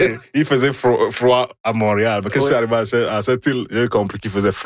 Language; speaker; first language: French; non-native, fluent; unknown